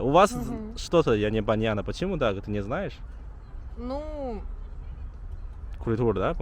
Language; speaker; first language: Russian; non-native, learner; Chinese